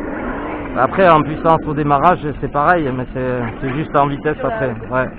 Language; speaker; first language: French; native; French